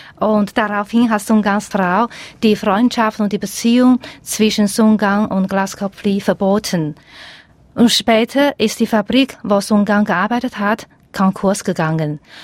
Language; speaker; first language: German; non-native, fluent; Chinese